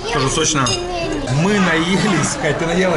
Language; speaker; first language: Russian; native; Russian